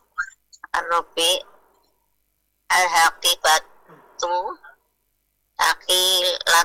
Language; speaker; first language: Arabic; non-native, learner; Indonesian